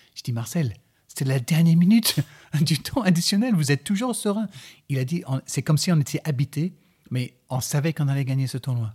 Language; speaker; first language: French; non-native, fluent; English